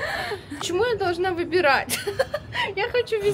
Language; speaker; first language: Russian; native; Russian